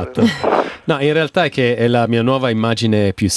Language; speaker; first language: Italian; native; Italian